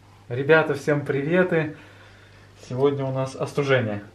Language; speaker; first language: Russian; native; Russian